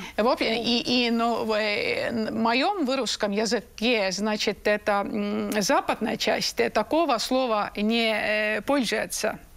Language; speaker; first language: Russian; non-native, learner; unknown